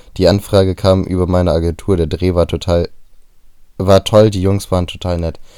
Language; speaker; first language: German; native; German